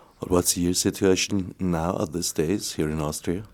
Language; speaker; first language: English; non-native, fluent; German